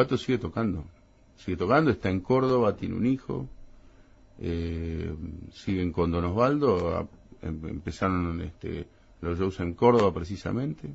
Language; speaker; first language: Spanish; native; Spanish